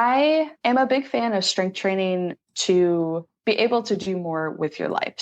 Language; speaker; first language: English; native; English